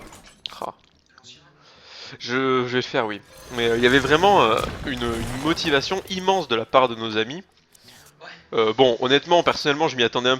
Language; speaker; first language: French; native; French